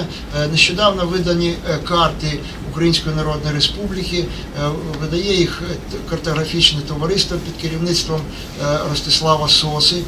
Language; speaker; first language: Ukrainian; native; Ukrainian